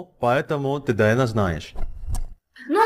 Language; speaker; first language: Russian; non-native, fluent; Indonesian